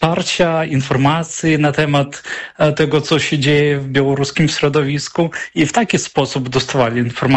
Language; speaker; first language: Polish; non-native, fluent; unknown